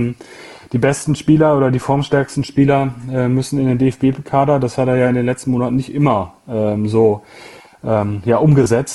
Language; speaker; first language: German; native; German